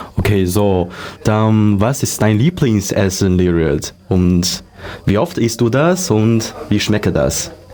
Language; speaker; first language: German; non-native, learner; Chinese